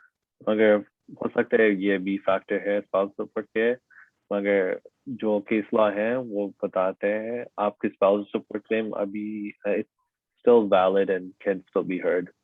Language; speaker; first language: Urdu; early bilingual, heritage; Urdu